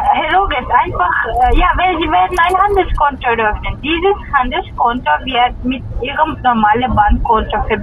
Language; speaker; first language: German; non-native, learner; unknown